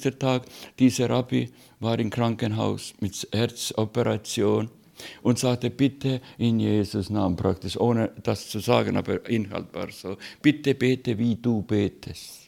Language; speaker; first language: German; non-native, fluent; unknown